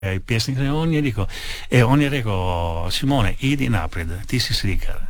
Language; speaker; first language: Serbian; non-native, learner; Italian